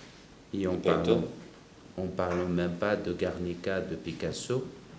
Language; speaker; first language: French; non-native, local second language; Arabic